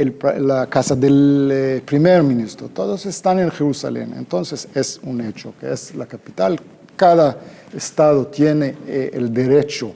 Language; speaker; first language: Spanish; non-native, fluent; Hebrew